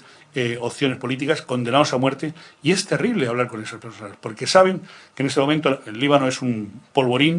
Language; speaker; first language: Spanish; native; Spanish